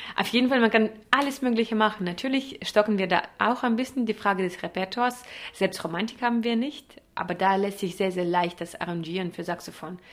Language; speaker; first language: German; non-native, fluent; Russian